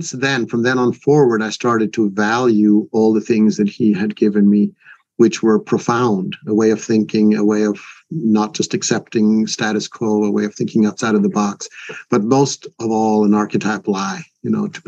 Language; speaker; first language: English; non-native, fluent; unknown